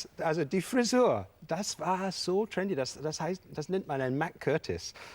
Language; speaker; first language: German; non-native, fluent; English